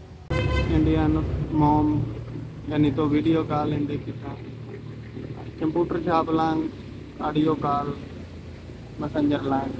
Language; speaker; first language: Filipino; non-native, learner; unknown